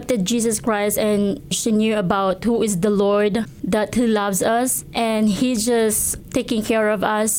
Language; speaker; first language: English; non-native, local second language; Cebuano